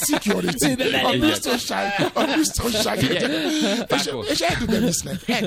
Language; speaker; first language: Hungarian; non-native, fluent; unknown